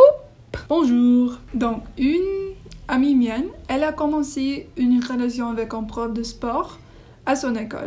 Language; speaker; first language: French; non-native, learner; English